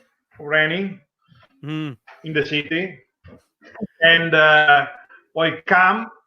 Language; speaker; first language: English; non-native, learner; Italian